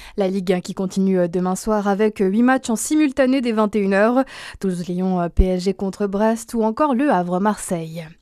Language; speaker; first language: French; native; French